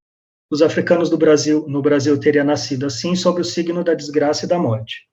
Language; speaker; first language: Portuguese; native; Portuguese